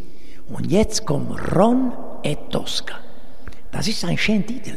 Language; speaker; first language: German; non-native, learner; Italian